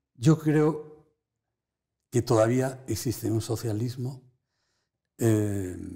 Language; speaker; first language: Spanish; native; Spanish